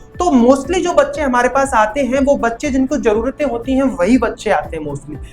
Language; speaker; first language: Hindi; native; Hindi